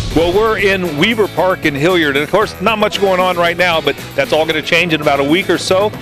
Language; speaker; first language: English; native; English